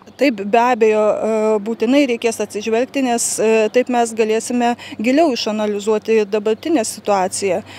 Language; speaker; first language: Lithuanian; native; Lithuanian